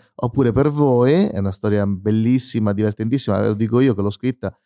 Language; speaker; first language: Italian; native; Italian